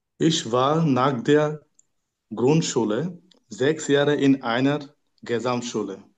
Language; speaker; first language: German; non-native, learner; Bangla